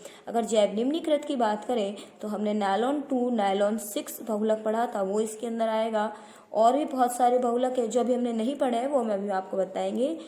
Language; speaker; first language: Hindi; native; Hindi